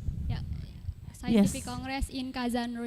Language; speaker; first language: English; non-native, learner; Indonesian